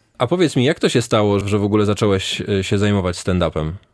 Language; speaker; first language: Polish; native; Polish